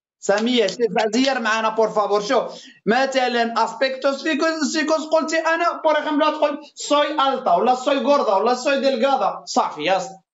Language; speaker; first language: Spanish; non-native, fluent; Arabic